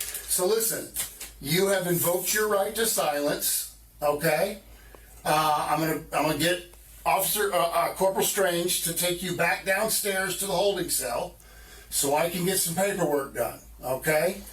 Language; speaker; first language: English; native; English